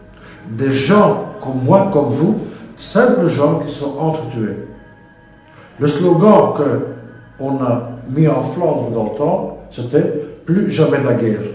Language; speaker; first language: French; non-native, local second language; Dutch